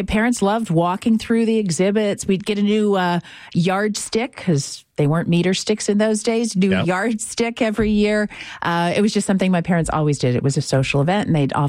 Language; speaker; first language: English; native; English